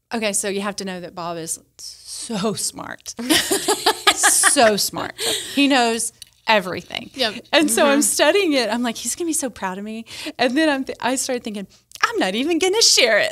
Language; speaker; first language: English; native; English